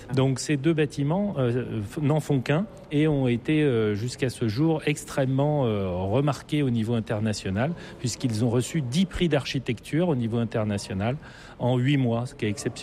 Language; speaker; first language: French; native; French